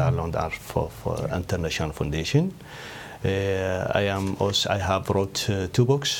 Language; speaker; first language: English; non-native, learner; Arabic